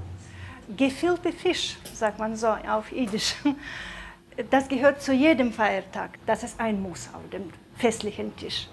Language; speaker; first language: German; non-native, fluent; Russian